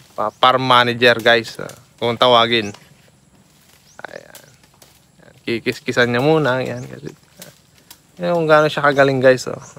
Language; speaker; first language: Filipino; non-native, local second language; Iloko